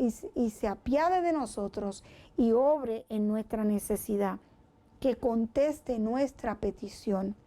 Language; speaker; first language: Spanish; native; Spanish